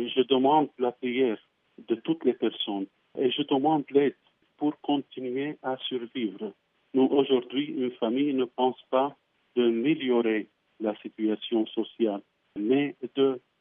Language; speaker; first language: French; non-native, fluent; Arabic